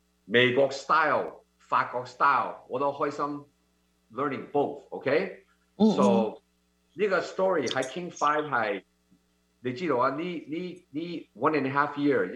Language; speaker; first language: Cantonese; early bilingual, heritage; Cantonese